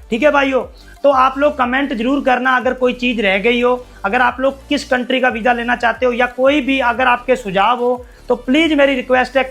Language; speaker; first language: Hindi; native; Hindi